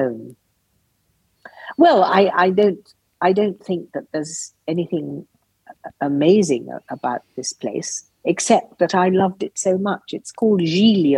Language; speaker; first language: English; native; English